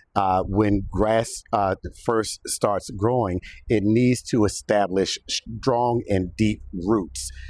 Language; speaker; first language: English; native; English